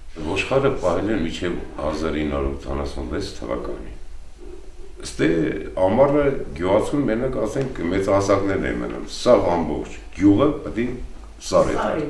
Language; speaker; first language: Armenian; non-native, local second language; Kurdish